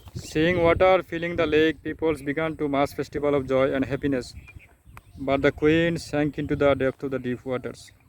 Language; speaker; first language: English; non-native, local second language; Bangla